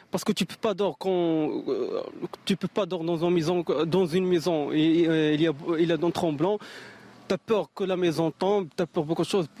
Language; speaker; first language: French; non-native, local second language; Arabic